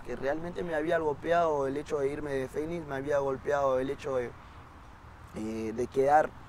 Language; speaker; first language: Spanish; non-native, fluent; French